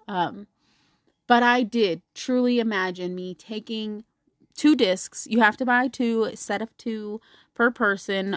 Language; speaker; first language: English; native; English